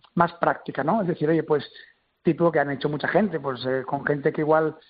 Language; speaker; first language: Spanish; native; Spanish